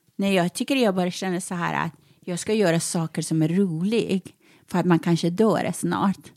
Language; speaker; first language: Swedish; non-native, fluent; Persian